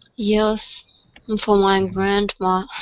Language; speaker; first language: English; non-native, learner; Russian